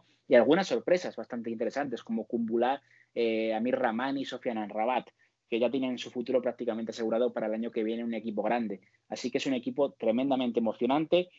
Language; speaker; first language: Spanish; native; Spanish